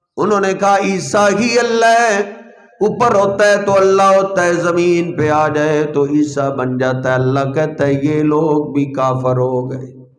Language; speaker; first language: Urdu; non-native, local second language; Punjabi